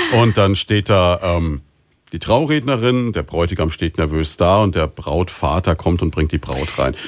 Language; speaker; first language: German; native; German